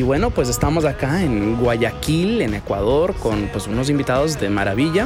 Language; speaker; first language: Spanish; early bilingual, heritage; Spanish